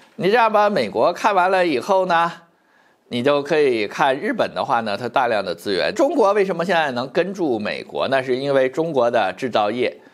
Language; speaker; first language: Chinese; native; Chinese